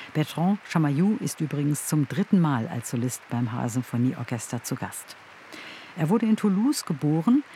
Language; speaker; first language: German; native; German